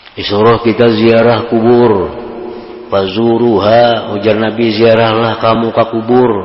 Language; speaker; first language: Indonesian; non-native, local second language; Banjar